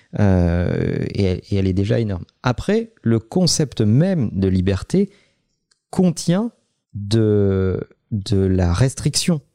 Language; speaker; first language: French; native; French